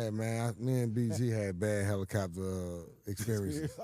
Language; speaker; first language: English; native; English